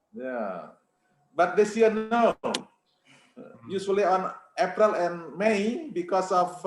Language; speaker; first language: English; non-native, fluent; Indonesian